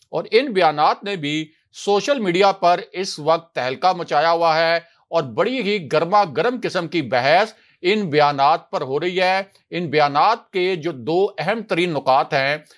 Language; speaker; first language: Urdu; native; Urdu